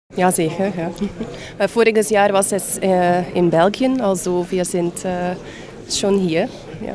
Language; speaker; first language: German; non-native, learner; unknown